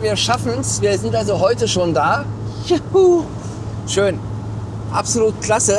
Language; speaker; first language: German; native; German